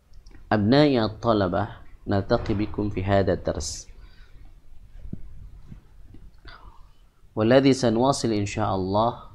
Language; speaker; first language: Arabic; non-native, fluent; Indonesian